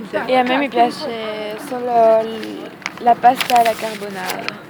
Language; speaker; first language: Italian; non-native, learner; French